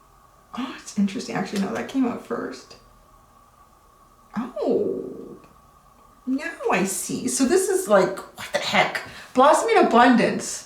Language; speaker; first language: English; native; English